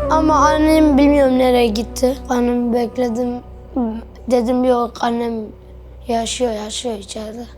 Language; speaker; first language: Turkish; early bilingual, other home language; Arabic